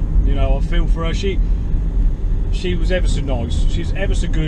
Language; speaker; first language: English; native; English